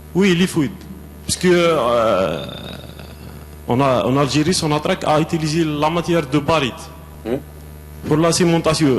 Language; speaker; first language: French; non-native, local second language; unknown